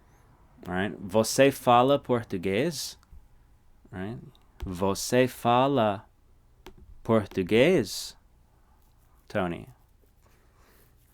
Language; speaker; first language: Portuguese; non-native, fluent; English